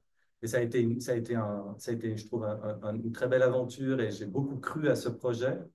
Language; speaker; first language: French; native; French